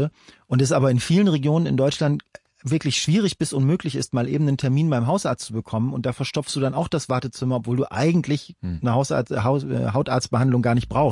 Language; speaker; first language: German; native; German